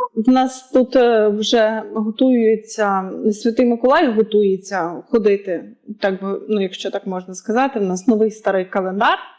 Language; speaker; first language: Ukrainian; native; Ukrainian